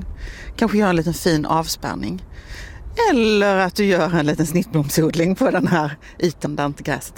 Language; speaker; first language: Swedish; native; Swedish